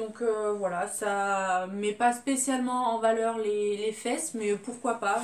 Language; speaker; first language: French; native; French